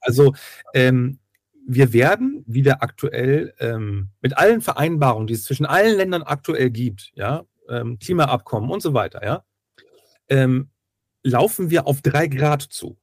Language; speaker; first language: German; native; German